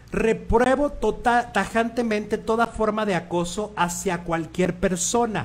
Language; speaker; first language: Spanish; native; Spanish